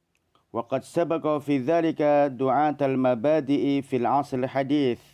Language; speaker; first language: Arabic; non-native, fluent; Indonesian